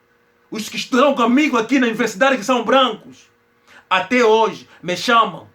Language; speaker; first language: Portuguese; non-native, local second language; Kongo